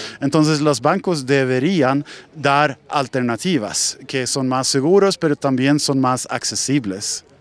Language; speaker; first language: Spanish; non-native, fluent; Swedish